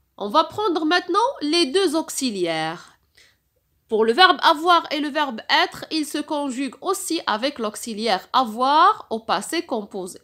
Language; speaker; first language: French; non-native, local second language; Arabic